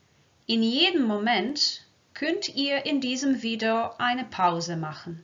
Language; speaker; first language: German; non-native, fluent; Croatian